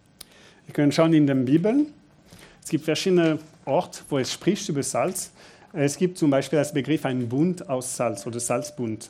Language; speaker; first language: German; non-native, fluent; French